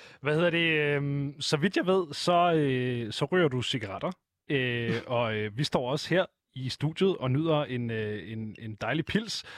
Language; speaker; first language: Danish; native; Danish